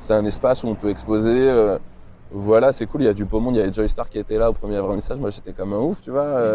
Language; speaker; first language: French; native; French